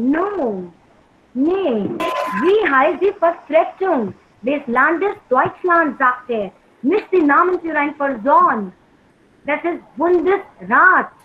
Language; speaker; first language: German; non-native, learner; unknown